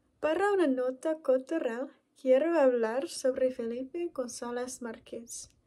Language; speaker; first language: Spanish; non-native, learner; English